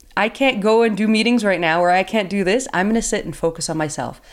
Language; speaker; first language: English; native; English